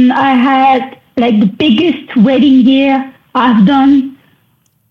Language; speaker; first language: English; non-native, fluent; French